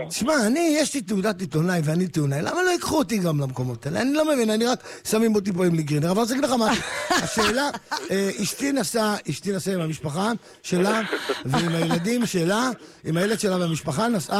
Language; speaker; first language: Hebrew; native; Hebrew